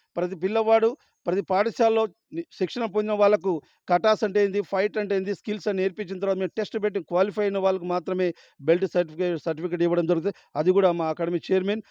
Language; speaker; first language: Telugu; native; Telugu